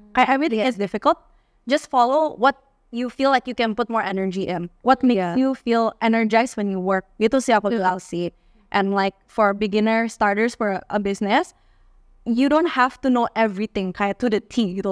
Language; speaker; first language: English; non-native, fluent; Indonesian